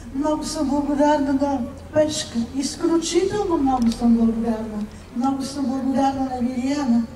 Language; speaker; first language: Bulgarian; native; Bulgarian